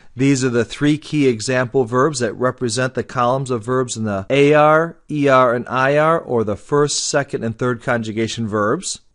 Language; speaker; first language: English; native; English